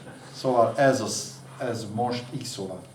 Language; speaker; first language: Hungarian; non-native, fluent; French